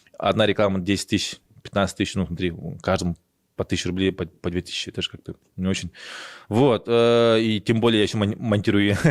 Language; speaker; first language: Russian; native; Russian